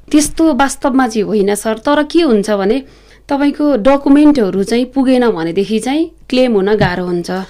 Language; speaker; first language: Nepali; native; Nepali